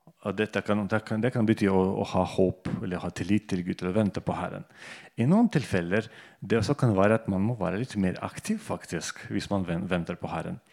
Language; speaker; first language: Norwegian; non-native, fluent; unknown